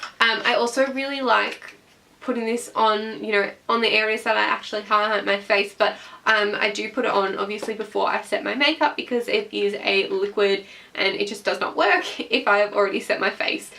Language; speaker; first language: English; native; English